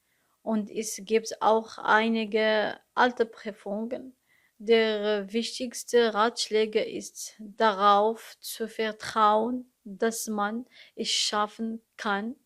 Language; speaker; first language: German; non-native, learner; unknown